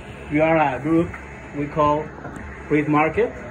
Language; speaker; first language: English; non-native, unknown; Spanish